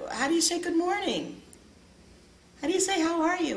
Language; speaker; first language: English; native; English